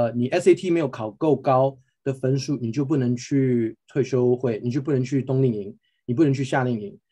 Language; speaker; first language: Chinese; early bilingual, heritage; Chinese